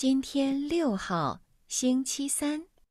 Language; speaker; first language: Chinese; non-native, learner; Vietnamese